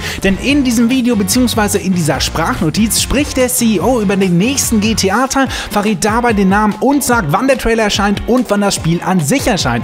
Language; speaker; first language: German; native; German